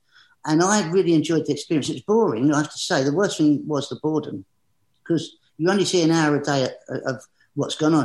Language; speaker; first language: English; native; English